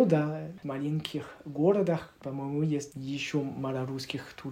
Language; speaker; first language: Russian; non-native, learner; French